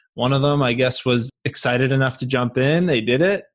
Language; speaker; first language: English; native; English